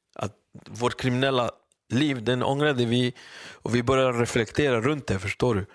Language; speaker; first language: Swedish; early bilingual, other home language; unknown